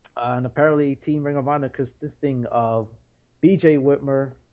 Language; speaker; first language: English; native; English